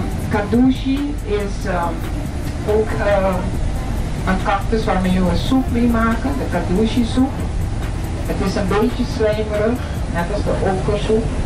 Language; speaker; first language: Dutch; non-native, local second language; Papiamento